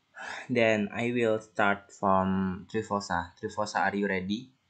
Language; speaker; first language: English; non-native, learner; Indonesian